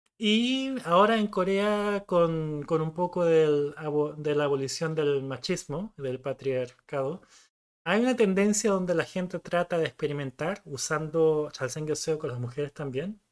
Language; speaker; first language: Spanish; non-native, fluent; Korean